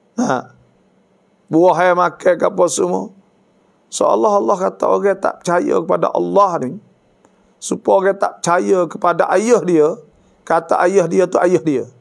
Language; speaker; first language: Malay; native; Malay